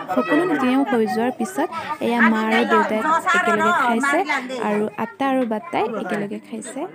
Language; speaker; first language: Assamese; non-native, local second language; Mising